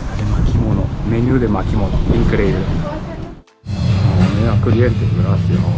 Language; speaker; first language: Spanish; non-native, learner; Japanese